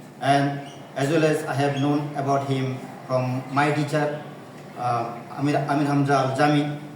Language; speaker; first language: English; non-native, local second language; Bangla